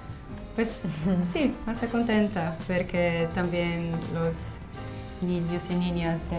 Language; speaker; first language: Spanish; non-native, fluent; Slovenian